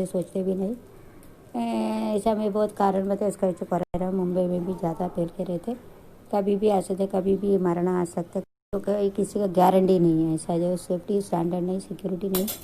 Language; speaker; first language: Hindi; non-native, local second language; Tamil